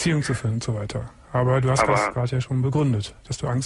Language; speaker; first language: German; native; German